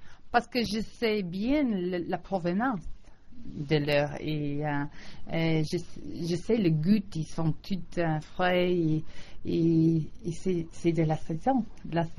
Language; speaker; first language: French; non-native, learner; English